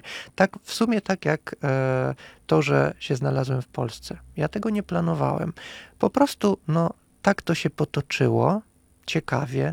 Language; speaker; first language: Polish; non-native, fluent; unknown